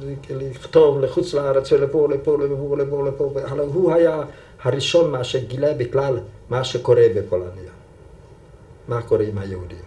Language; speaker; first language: Hebrew; non-native, fluent; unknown